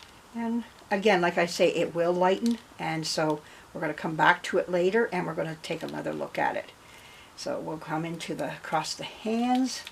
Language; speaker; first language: English; native; English